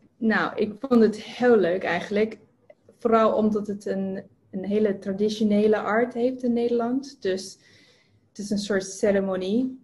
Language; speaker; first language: Dutch; non-native, fluent; English